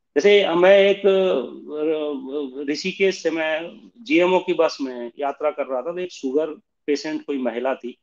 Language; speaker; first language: Hindi; native; Hindi